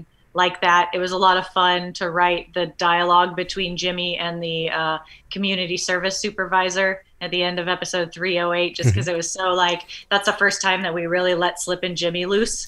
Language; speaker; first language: English; native; English